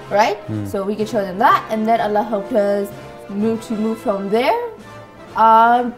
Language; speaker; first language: English; native; English